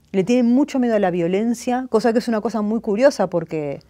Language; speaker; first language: Spanish; native; Spanish